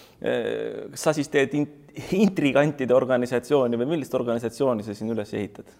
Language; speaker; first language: Estonian; native; Estonian